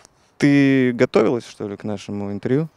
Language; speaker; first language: Russian; native; Russian